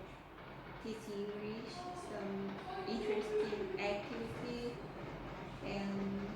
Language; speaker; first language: English; non-native, fluent; Korean